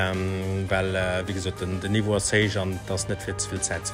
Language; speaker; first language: German; non-native, local second language; Luxembourgish